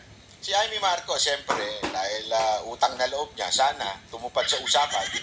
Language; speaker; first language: Filipino; non-native, local second language; Cebuano